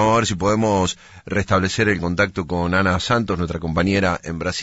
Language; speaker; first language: Spanish; native; Spanish